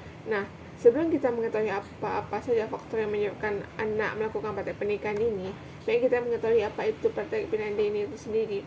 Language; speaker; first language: Indonesian; native; Indonesian